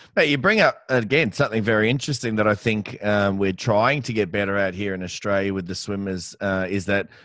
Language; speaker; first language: English; native; English